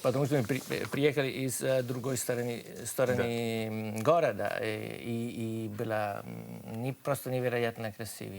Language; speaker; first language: Russian; non-native, fluent; Italian